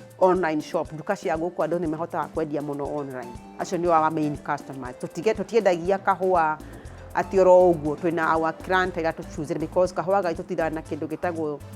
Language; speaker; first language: Kikuyu; native; Kikuyu